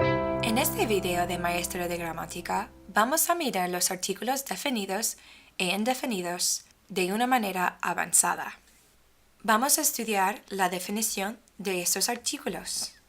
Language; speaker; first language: Spanish; non-native, fluent; English